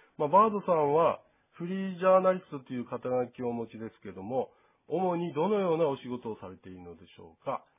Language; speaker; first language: Japanese; native; Japanese